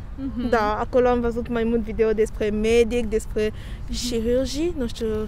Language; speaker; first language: Romanian; non-native, local second language; Russian